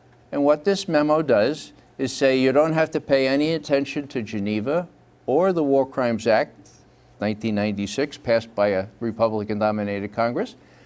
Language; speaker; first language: English; native; English